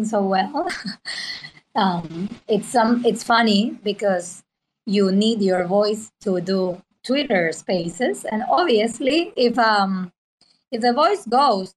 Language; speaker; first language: English; non-native, fluent; Spanish